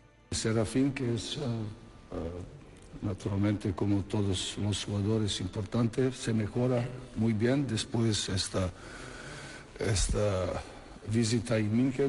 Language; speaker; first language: Spanish; non-native, fluent; Serbian